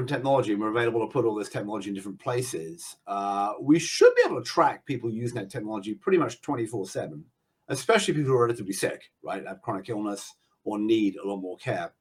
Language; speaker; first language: English; native; English